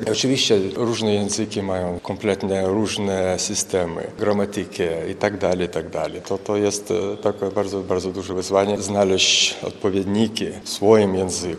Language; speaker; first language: Polish; non-native, fluent; Lithuanian